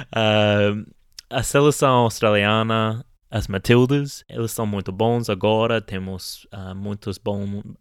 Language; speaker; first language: Portuguese; non-native, fluent; English